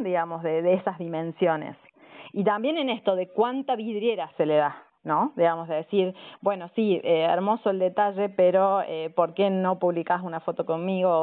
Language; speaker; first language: Spanish; native; Spanish